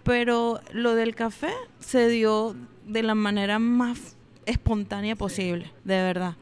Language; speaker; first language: Spanish; native; Spanish